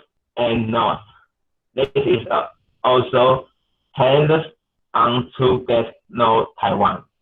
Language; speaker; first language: English; non-native, learner; Chinese